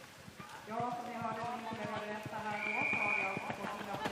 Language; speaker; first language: Swedish; native; Swedish